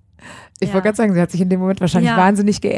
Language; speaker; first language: German; native; German